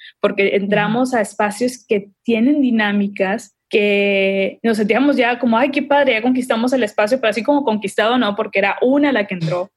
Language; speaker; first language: Spanish; native; Spanish